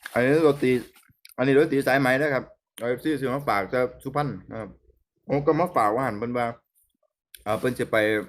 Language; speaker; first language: Thai; native; Thai